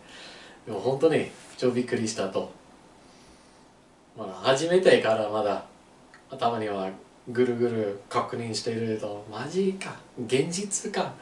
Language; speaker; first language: Japanese; non-native, learner; English